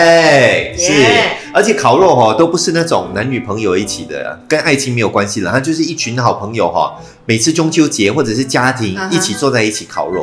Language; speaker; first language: Chinese; native; Chinese